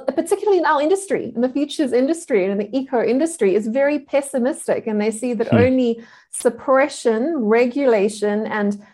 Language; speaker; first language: English; native; English